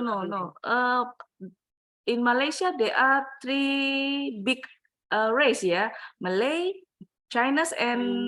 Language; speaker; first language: English; non-native, fluent; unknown